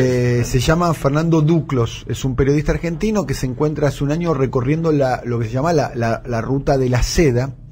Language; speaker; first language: Spanish; native; Spanish